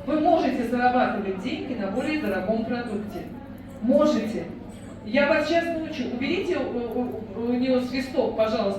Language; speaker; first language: Russian; native; Russian